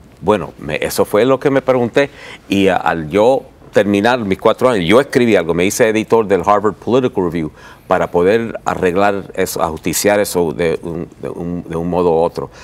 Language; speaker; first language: Spanish; early bilingual, heritage; Spanish